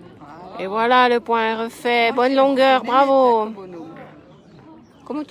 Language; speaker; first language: French; native; French